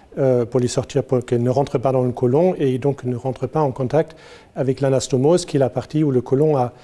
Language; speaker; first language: French; non-native, fluent; German